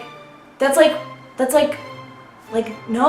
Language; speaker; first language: English; native; English